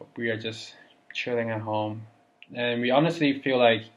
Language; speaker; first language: English; non-native, fluent; Chinese